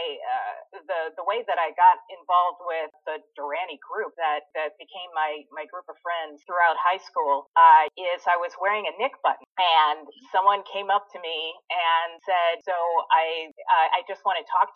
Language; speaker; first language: English; native; English